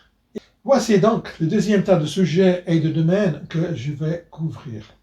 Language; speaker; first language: French; non-native, fluent; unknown